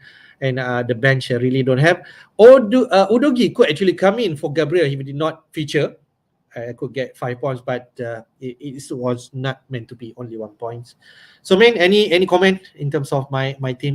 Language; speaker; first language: English; non-native, local second language; Malay